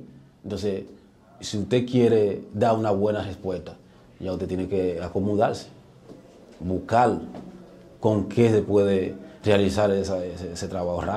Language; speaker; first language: Spanish; native; Spanish